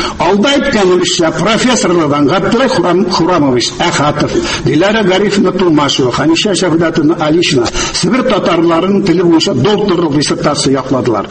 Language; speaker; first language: Tatar; native; Tatar